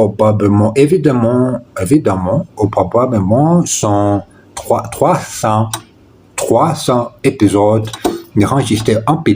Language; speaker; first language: French; non-native, learner; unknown